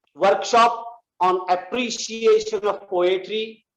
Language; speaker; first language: English; non-native, local second language; Marathi